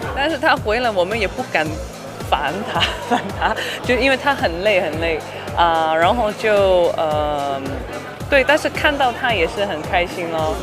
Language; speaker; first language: Chinese; non-native, local second language; Cantonese